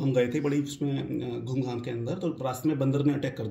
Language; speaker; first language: Hindi; native; Hindi